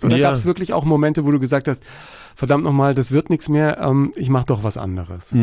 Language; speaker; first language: German; native; German